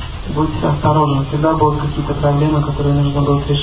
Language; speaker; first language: Russian; native; Russian